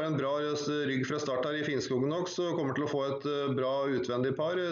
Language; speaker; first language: Norwegian; native; Norwegian